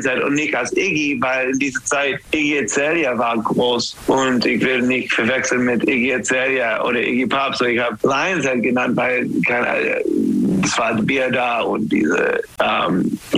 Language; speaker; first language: German; non-native, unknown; English